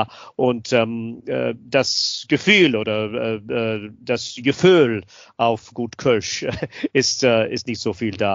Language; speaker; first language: German; non-native, fluent; English